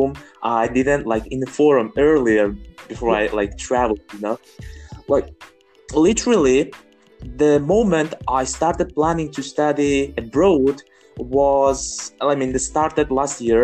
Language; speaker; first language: English; non-native, fluent; Uzbek